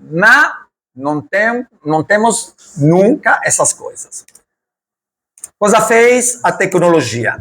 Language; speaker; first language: Portuguese; non-native, learner; Italian